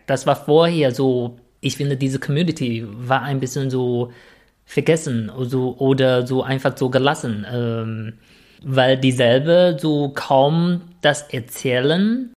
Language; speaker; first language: German; non-native, fluent; Chinese